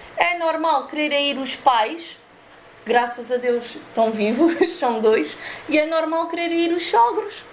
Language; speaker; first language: Portuguese; native; Portuguese